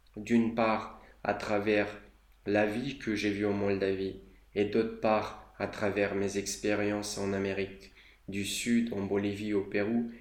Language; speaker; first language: French; non-native, fluent; Romanian